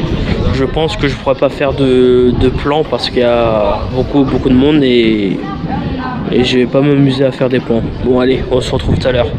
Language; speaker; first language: French; native; French